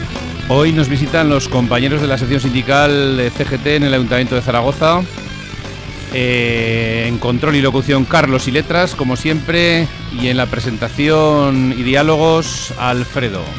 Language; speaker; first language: Spanish; native; Spanish